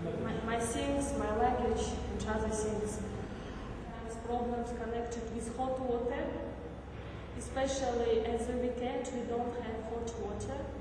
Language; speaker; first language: English; non-native, learner; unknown